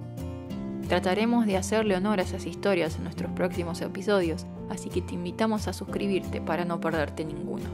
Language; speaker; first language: Spanish; native; Spanish